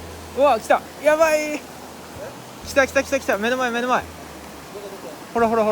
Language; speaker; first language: Japanese; native; Japanese